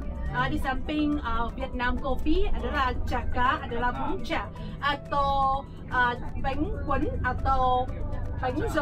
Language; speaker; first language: Indonesian; non-native, fluent; Vietnamese